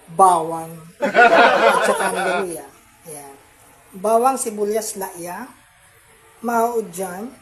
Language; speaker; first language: Filipino; non-native, local second language; Bikol